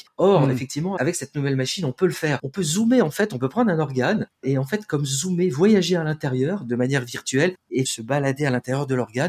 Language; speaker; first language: French; native; French